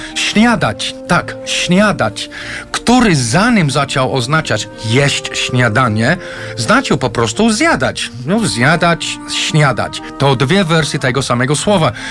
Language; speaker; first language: Polish; non-native, fluent; English